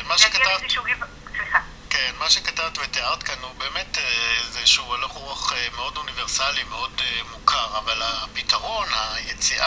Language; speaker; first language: Hebrew; native; Hebrew